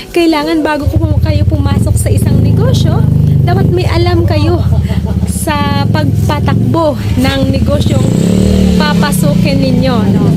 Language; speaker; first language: Filipino; non-native, local second language; Hiligaynon